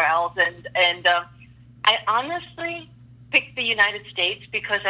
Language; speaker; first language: English; non-native, fluent; German